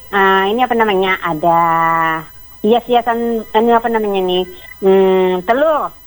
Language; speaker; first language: Indonesian; non-native, local second language; Javanese